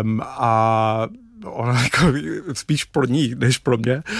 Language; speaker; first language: Czech; non-native, fluent; English